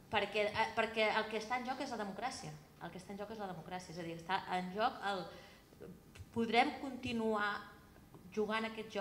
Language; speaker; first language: Catalan; native; Catalan